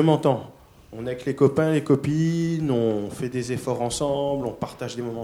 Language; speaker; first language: French; native; French